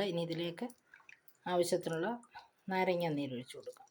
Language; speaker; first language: Malayalam; native; Malayalam